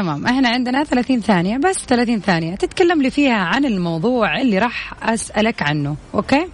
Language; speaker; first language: Arabic; native; Arabic